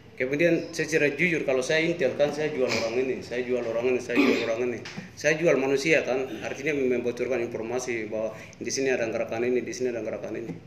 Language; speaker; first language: Indonesian; non-native, local second language; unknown